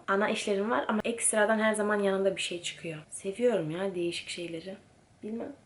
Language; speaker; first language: Turkish; early bilingual, heritage; Turkish